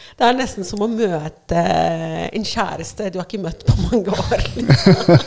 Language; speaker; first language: Norwegian; non-native, fluent; Arabic